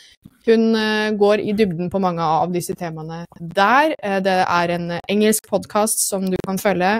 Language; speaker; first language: Norwegian; native; Norwegian